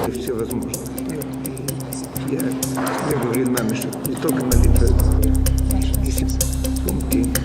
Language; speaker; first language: Russian; native; Russian